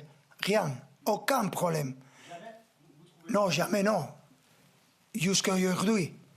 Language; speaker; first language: French; non-native, fluent; Spanish